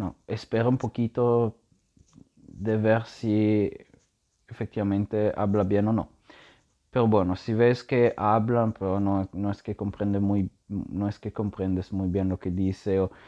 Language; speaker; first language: Spanish; non-native, learner; Italian